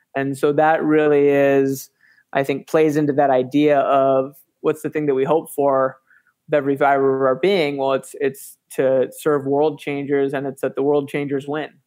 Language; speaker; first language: English; native; English